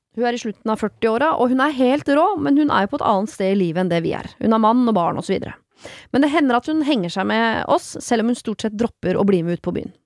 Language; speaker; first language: Norwegian; native; Norwegian